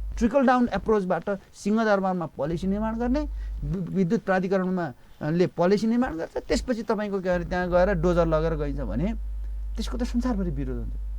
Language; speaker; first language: Nepali; non-native, local second language; Eastern Tamang